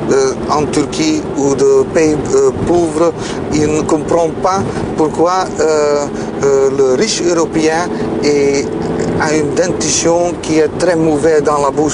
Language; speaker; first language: French; non-native, learner; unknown